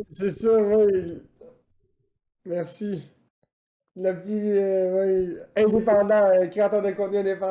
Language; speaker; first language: French; native; French